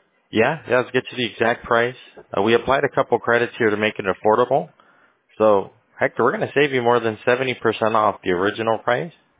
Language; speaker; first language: English; early bilingual, other home language; Spanish